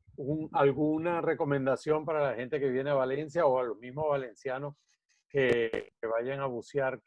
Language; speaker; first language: Spanish; native; Spanish